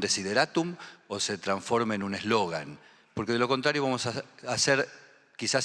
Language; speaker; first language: Spanish; native; Spanish